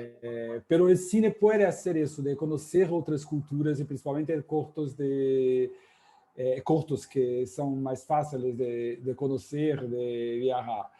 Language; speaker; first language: Spanish; non-native, fluent; Portuguese